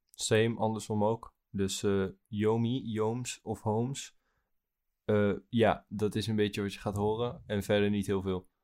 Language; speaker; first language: Dutch; native; Dutch